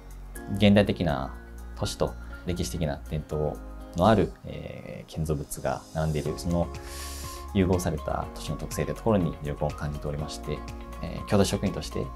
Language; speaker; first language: Japanese; native; Japanese